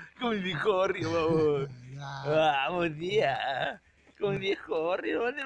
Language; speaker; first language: Spanish; native; Spanish